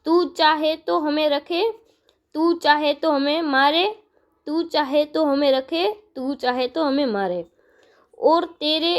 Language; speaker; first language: Hindi; non-native, local second language; Gujarati